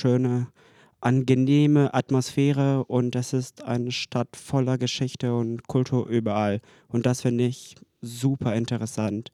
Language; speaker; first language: German; non-native, fluent; French